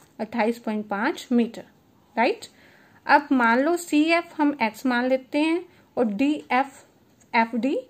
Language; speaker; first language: Hindi; native; Hindi